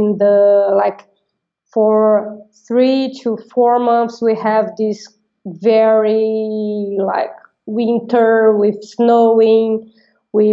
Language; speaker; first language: English; non-native, fluent; Portuguese